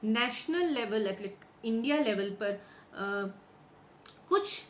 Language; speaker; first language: Hindi; non-native, local second language; Gujarati